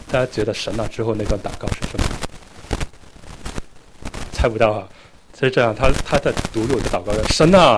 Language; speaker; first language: Chinese; native; Chinese